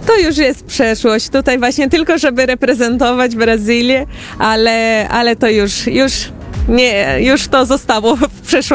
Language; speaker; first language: Polish; early bilingual, heritage; Portuguese